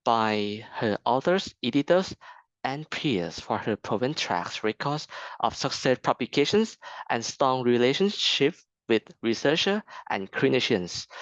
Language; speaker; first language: English; non-native, fluent; Thai